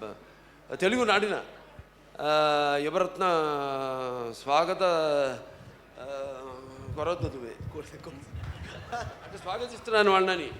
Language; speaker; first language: Telugu; native; Telugu